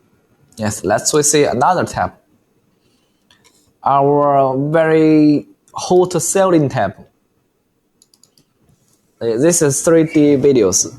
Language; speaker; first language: English; non-native, learner; Chinese